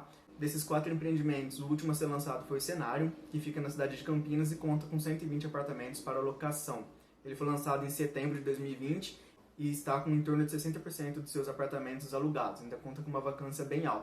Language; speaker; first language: Portuguese; native; Portuguese